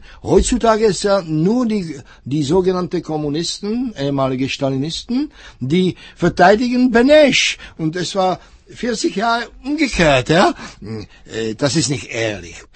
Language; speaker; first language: German; non-native, fluent; Czech